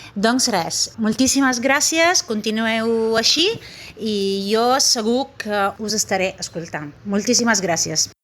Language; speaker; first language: Catalan; non-native, fluent; Italian